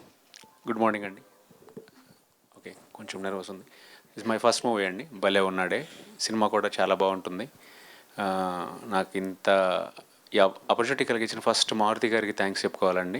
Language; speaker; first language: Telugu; native; Telugu